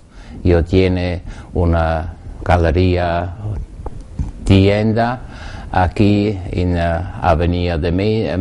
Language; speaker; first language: Spanish; non-native, learner; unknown